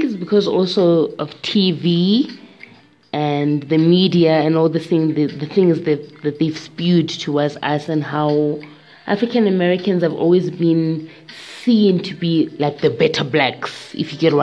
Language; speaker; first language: English; non-native, local second language; Tswana